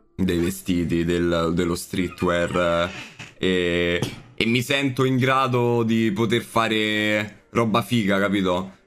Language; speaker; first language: Italian; native; Italian